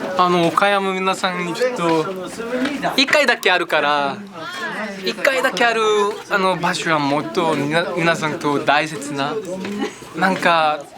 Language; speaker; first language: Japanese; non-native, fluent; Korean